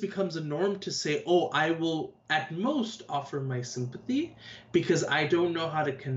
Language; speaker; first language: English; native; English